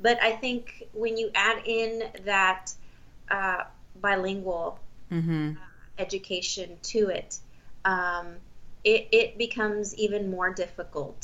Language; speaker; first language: English; early bilingual, other home language; Spanish